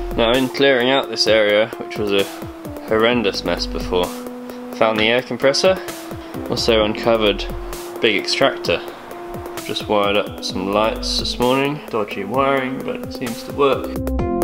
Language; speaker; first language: English; native; English